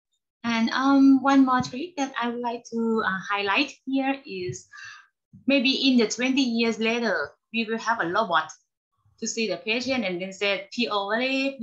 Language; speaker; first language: English; non-native, learner; Thai